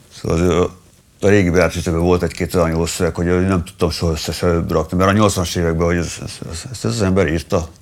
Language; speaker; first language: Hungarian; native; Hungarian